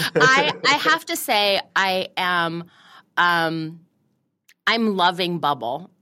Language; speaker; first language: English; native; English